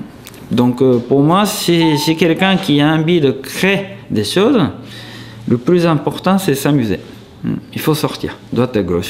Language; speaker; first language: French; non-native, fluent; Japanese